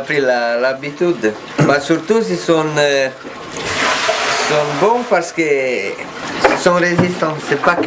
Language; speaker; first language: French; non-native, learner; Romanian